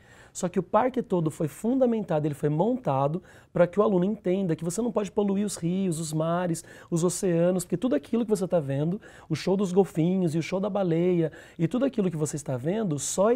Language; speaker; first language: Portuguese; native; Portuguese